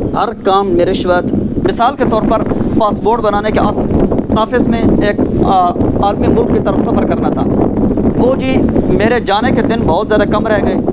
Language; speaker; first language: Urdu; non-native, local second language; Punjabi